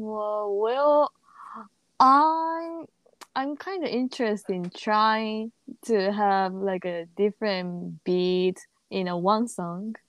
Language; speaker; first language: English; non-native, learner; Japanese